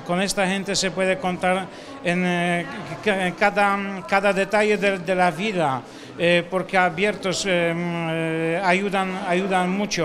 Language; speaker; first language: Spanish; non-native, fluent; Polish